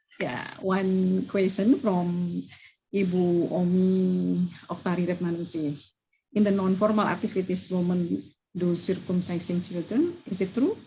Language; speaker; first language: English; non-native, learner; Indonesian